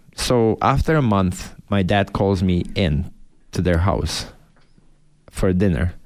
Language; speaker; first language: English; non-native, fluent; Czech